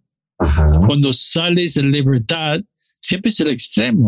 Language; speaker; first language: Spanish; non-native, learner; English